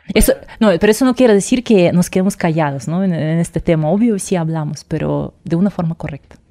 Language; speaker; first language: Spanish; non-native, fluent; Russian